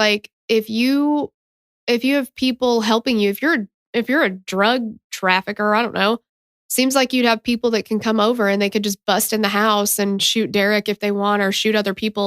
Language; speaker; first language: English; native; English